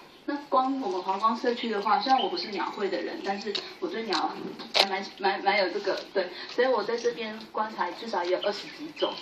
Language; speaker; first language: Chinese; native; Chinese